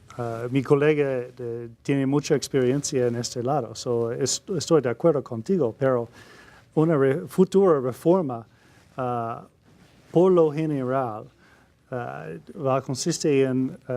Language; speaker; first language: Spanish; non-native, fluent; English